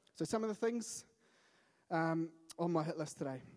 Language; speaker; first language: English; native; English